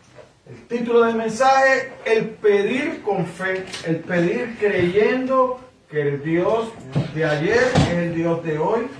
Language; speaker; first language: Spanish; native; Spanish